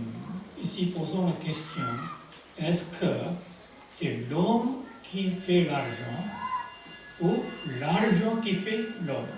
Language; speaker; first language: French; non-native, fluent; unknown